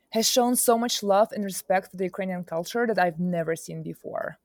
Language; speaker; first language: English; non-native, fluent; Ukrainian